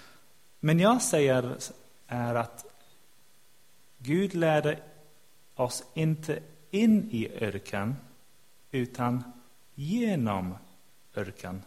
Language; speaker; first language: Swedish; non-native, fluent; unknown